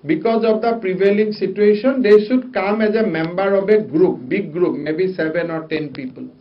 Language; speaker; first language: English; non-native, local second language; Assamese